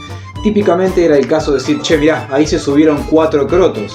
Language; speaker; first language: Spanish; native; Spanish